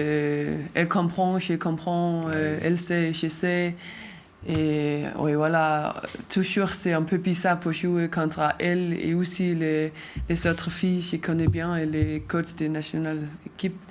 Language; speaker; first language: French; non-native, learner; Danish